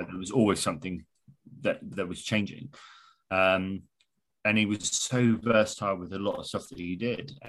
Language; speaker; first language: English; native; English